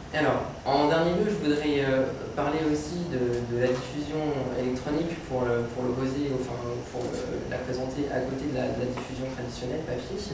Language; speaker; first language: French; native; French